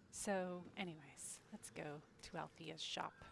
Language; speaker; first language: English; native; English